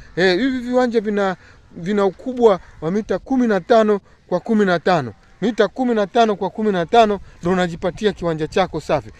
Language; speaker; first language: Swahili; native; Swahili